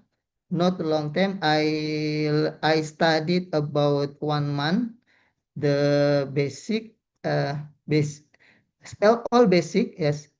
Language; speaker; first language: English; non-native, learner; Indonesian